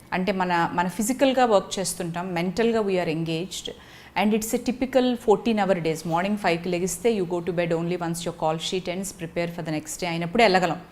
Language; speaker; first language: Telugu; native; Telugu